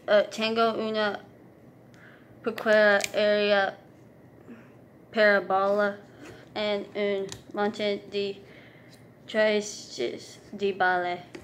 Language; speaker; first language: Spanish; non-native, learner; English